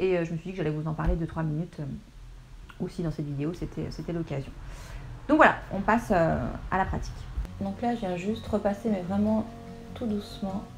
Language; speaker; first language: French; native; French